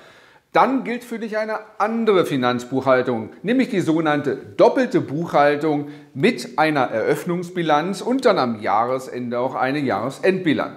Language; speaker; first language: German; native; German